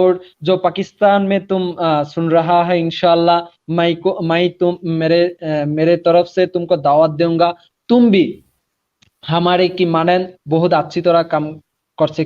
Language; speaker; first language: Hindi; non-native, learner; Bangla